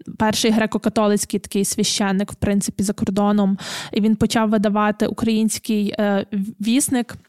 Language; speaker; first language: Ukrainian; native; Ukrainian